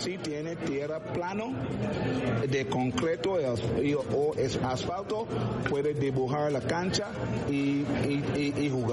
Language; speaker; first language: Spanish; non-native, learner; English